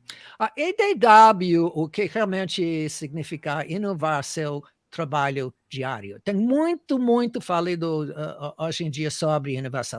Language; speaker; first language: Portuguese; non-native, fluent; English